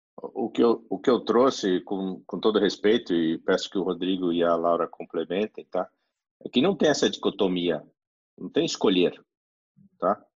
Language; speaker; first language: Portuguese; native; Portuguese